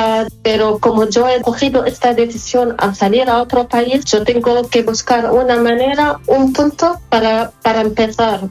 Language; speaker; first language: Spanish; non-native, fluent; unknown